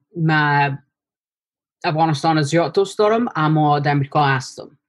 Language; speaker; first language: Persian; early bilingual, heritage; Persian